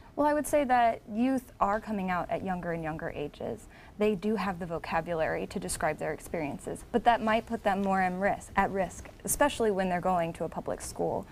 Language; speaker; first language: English; native; English